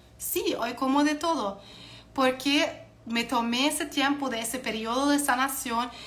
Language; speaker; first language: Spanish; non-native, fluent; German